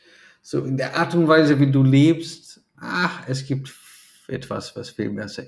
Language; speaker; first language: German; non-native, fluent; Portuguese